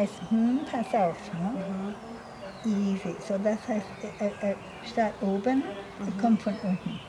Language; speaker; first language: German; non-native, learner; English